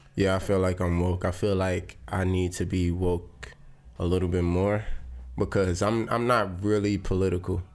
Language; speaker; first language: English; native; English